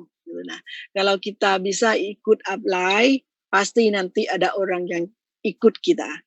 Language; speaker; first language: Indonesian; non-native, fluent; Thai